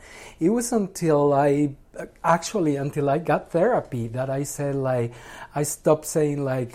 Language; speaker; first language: English; non-native, fluent; Spanish